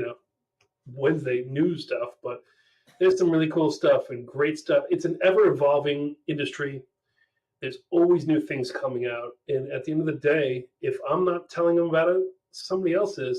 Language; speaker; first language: English; native; English